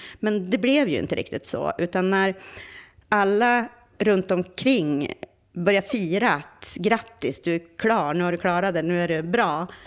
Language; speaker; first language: Swedish; native; Swedish